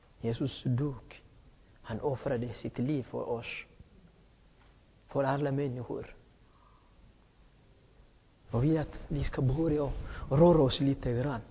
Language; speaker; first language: Swedish; non-native, fluent; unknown